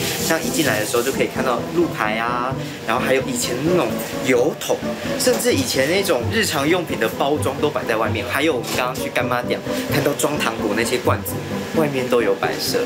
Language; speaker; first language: Chinese; native; Chinese